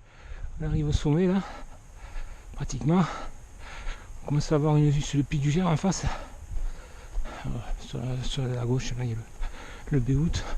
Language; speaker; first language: French; native; French